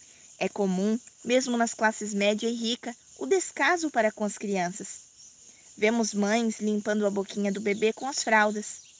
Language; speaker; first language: Portuguese; native; Portuguese